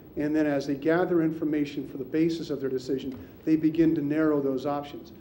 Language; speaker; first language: English; native; English